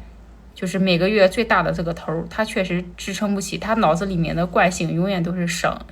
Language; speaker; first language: Chinese; native; Chinese